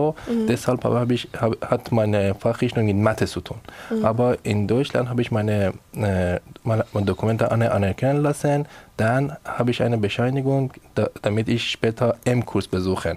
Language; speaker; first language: German; non-native, learner; Persian